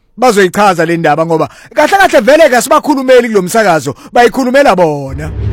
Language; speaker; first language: Zulu; native; Zulu